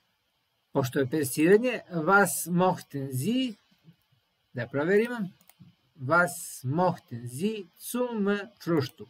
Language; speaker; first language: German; non-native, learner; Serbian